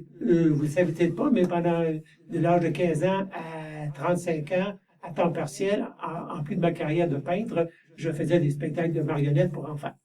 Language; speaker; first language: French; native; French